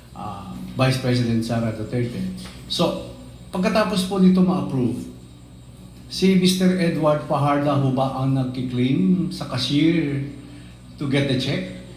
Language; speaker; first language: Filipino; native; Filipino